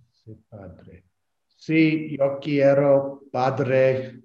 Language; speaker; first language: Spanish; non-native, learner; English